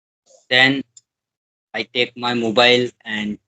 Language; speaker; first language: English; non-native, learner; Hindi